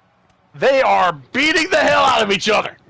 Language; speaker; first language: English; native; English